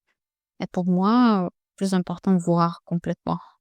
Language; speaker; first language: French; non-native, learner; Russian